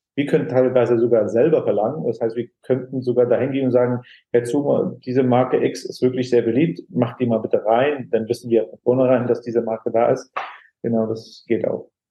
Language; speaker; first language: German; non-native, fluent; Aramaic